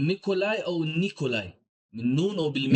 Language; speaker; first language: Arabic; non-native, fluent; English